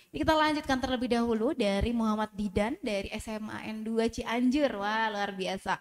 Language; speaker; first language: Indonesian; native; Indonesian